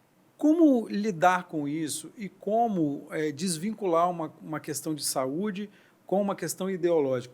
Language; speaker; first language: Portuguese; native; Portuguese